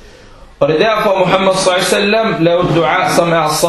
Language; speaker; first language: Danish; early bilingual, other home language; Arabic